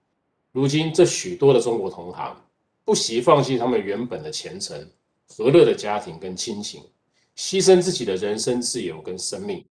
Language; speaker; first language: Chinese; native; Chinese